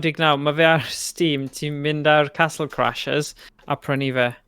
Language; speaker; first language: Welsh; native; Welsh